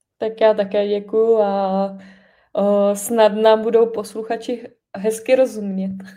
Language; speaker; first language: Czech; native; Czech